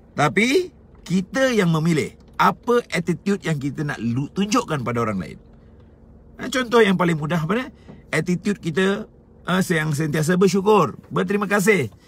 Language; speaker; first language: Malay; native; Malay